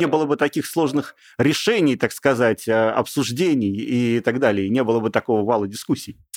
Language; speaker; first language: Russian; native; Russian